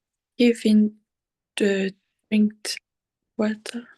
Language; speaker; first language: English; non-native, learner; French